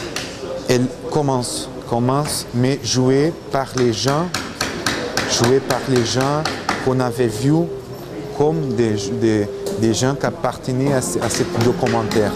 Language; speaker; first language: French; non-native, fluent; Portuguese